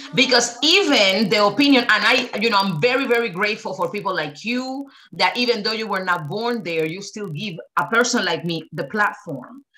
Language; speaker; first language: English; early bilingual, other home language; Spanish